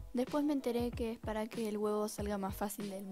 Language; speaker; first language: Spanish; native; Spanish